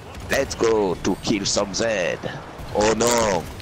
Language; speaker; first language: English; non-native, learner; French